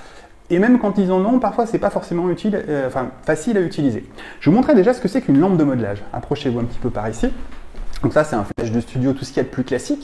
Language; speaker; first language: French; native; French